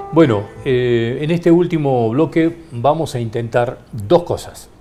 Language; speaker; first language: Spanish; native; Spanish